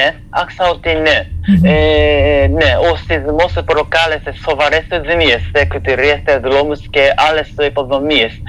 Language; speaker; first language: Greek; non-native, fluent; Japanese